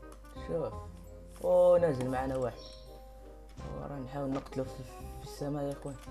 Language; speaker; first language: Arabic; native; Arabic